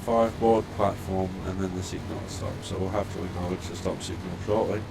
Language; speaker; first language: English; native; English